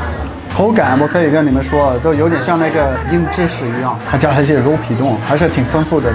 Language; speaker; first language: Chinese; non-native, fluent; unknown